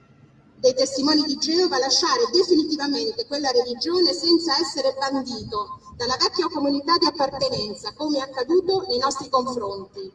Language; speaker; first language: Italian; native; Italian